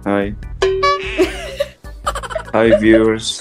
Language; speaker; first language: English; non-native, fluent; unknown